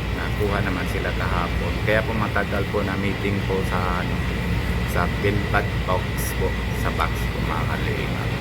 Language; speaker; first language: Filipino; non-native, local second language; Bikol